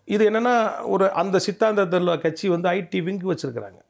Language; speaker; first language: Tamil; native; Tamil